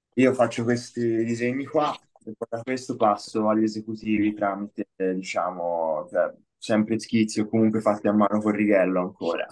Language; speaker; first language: Italian; native; Italian